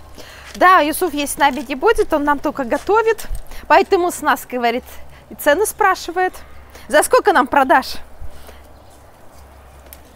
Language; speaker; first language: Russian; native; Russian